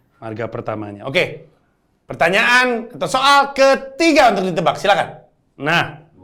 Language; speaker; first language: Indonesian; native; Indonesian